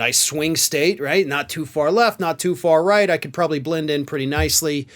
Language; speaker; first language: English; native; English